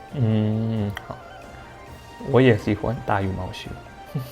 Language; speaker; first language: Chinese; non-native, fluent; Thai